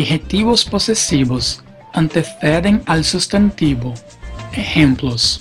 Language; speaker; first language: Spanish; non-native, fluent; Portuguese